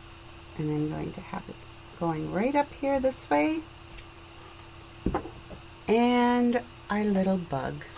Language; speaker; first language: English; native; English